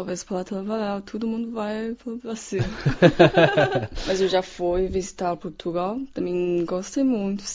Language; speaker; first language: Portuguese; non-native, fluent; Chinese